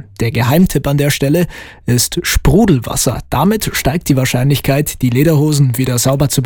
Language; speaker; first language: German; native; German